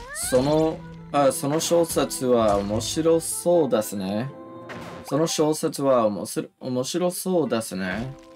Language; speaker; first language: Japanese; non-native, learner; English